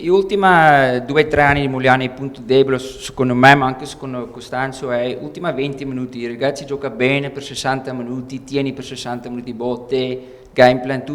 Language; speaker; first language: Italian; non-native, learner; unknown